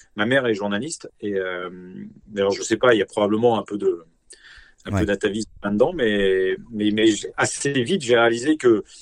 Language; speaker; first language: French; native; French